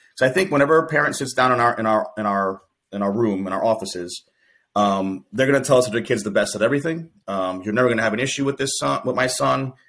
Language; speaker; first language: English; native; English